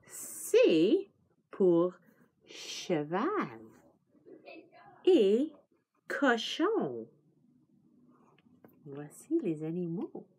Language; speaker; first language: French; non-native, fluent; English